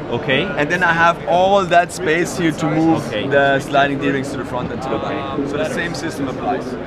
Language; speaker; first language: English; non-native, fluent; German